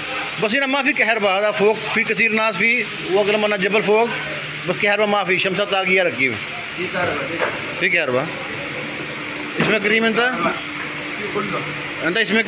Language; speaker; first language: Arabic; non-native, learner; Urdu